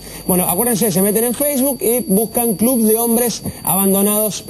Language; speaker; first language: Spanish; native; Spanish